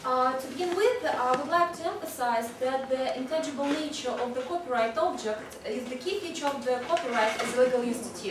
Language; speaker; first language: English; non-native, fluent; Russian